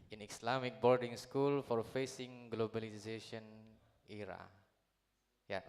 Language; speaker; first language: English; non-native, learner; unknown